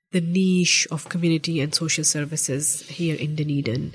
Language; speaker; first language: English; non-native, local second language; Urdu